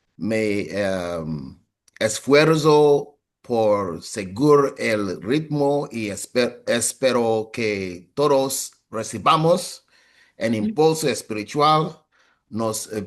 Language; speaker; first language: Spanish; non-native, learner; English